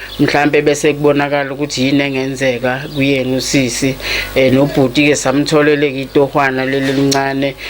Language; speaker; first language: Zulu; native; Zulu